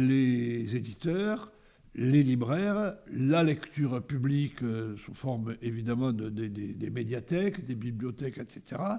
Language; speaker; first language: French; native; French